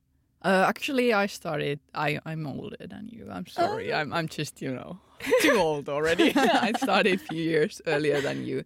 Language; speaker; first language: English; non-native, fluent; Finnish